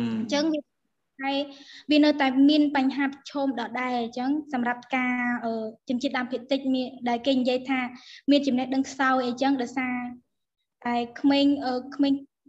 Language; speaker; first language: Khmer; non-native, local second language; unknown